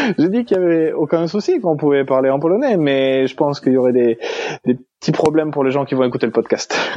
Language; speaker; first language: French; native; French